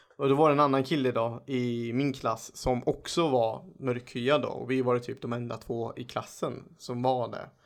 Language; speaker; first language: Swedish; native; Swedish